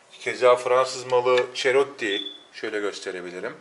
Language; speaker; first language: Turkish; native; Turkish